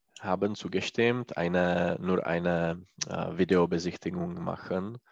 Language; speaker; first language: German; non-native, learner; Czech